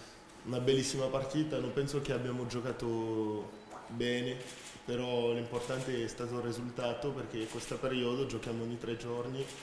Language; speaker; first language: Italian; non-native, fluent; French